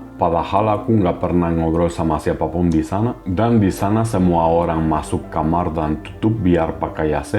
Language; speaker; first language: Indonesian; non-native, fluent; Spanish